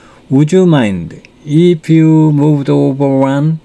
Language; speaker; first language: English; non-native, fluent; Korean